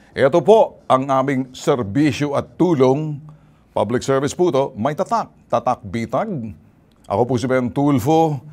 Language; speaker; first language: Filipino; native; Filipino